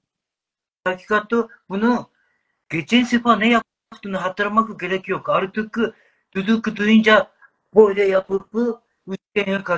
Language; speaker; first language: Turkish; non-native, learner; Japanese